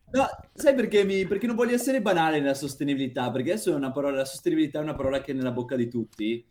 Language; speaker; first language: Italian; native; Italian